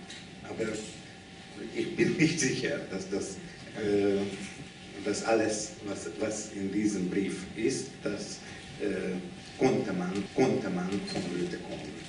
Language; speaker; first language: German; non-native, learner; Hungarian